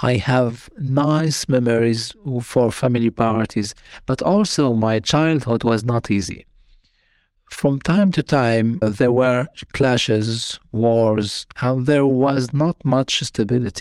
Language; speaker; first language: English; non-native, fluent; Arabic